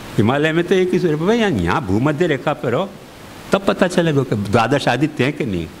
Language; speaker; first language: Hindi; native; Hindi